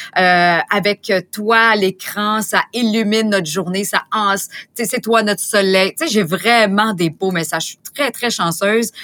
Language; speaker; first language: French; native; French